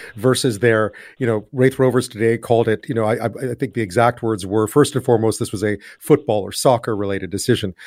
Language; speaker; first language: English; native; English